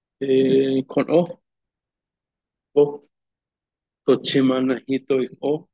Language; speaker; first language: Spanish; non-native, local second language; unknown